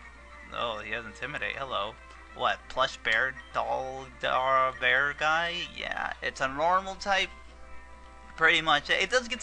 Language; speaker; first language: English; native; English